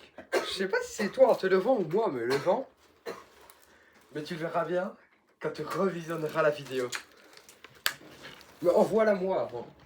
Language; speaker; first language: French; native; French